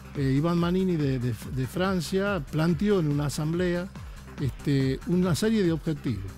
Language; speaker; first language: Spanish; native; Spanish